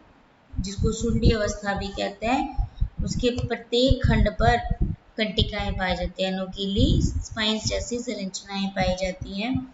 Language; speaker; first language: Hindi; native; Hindi